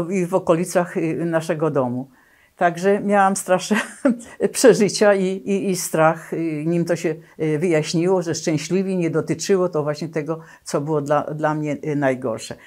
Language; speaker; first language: Polish; native; Polish